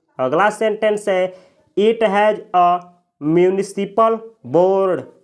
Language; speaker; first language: Hindi; native; Hindi